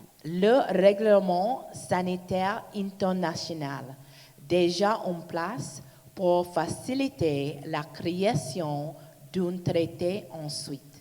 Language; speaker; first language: French; non-native, learner; English